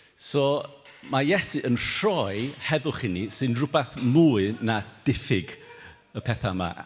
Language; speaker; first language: Welsh; native; Welsh